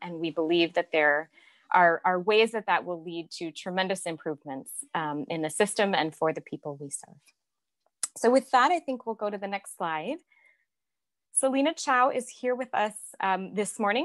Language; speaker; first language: English; native; English